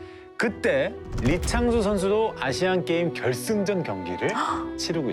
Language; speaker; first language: Korean; native; Korean